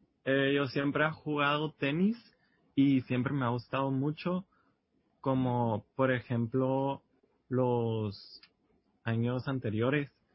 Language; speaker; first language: Spanish; early bilingual, heritage; Spanish